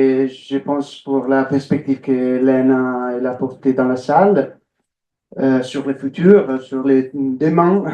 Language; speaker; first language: French; non-native, fluent; Italian